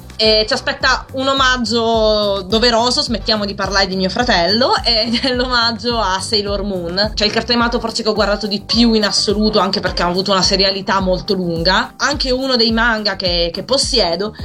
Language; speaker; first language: Italian; native; Italian